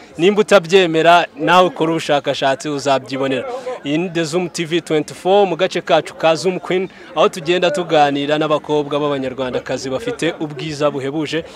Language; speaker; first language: Kinyarwanda; native; Kinyarwanda